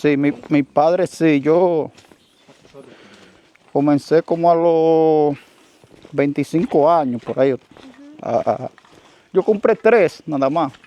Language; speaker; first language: Spanish; native; Spanish